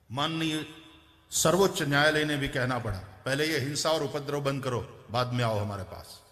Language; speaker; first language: Hindi; non-native, local second language; Gujarati